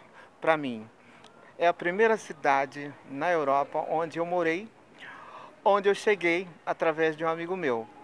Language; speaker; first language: Portuguese; non-native, fluent; Spanish